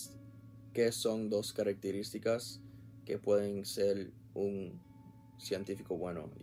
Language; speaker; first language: Spanish; non-native, learner; English